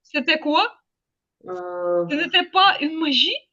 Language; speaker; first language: French; non-native, fluent; Ukrainian